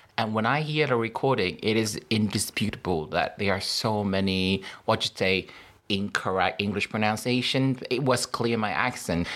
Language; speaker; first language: English; non-native, fluent; Chinese